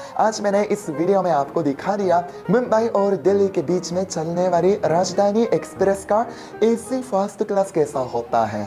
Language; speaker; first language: Hindi; non-native, fluent; Japanese